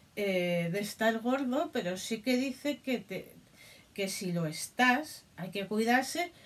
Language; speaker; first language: Spanish; native; Spanish